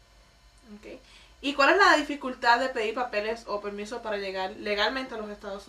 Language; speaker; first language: Spanish; early bilingual, heritage; Spanish